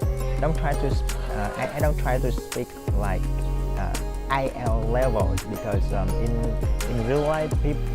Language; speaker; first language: English; non-native, fluent; Vietnamese